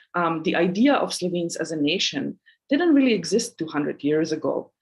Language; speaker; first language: English; non-native, fluent; Slovenian